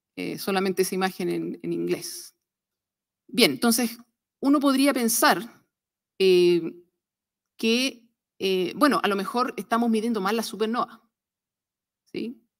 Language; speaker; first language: Spanish; native; Spanish